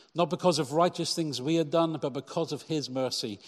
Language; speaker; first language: English; native; English